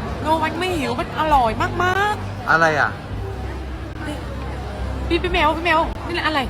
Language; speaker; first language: Thai; non-native, learner; Vietnamese